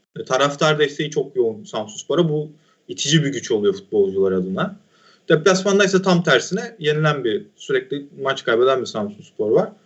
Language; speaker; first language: Turkish; native; Turkish